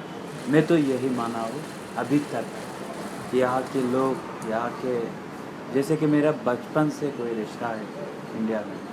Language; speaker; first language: Hindi; non-native, learner; Persian